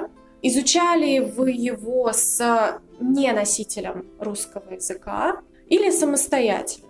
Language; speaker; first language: Russian; native; Russian